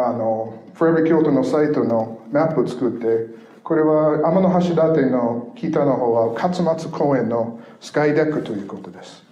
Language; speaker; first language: Japanese; non-native, fluent; English